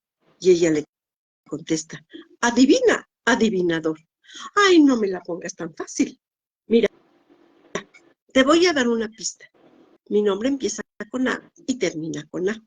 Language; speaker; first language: Spanish; native; Spanish